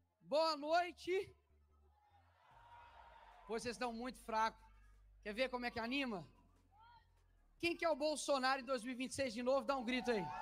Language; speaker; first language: Portuguese; native; Portuguese